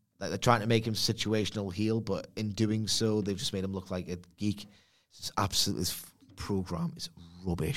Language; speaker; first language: English; native; English